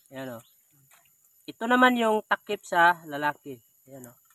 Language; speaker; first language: Filipino; non-native, local second language; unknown